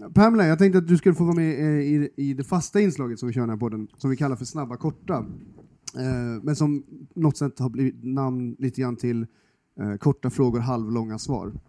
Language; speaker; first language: Swedish; native; Swedish